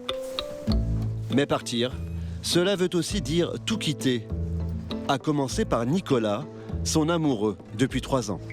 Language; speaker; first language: French; native; French